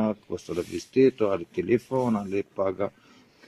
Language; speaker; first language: Italian; non-native, learner; Arabic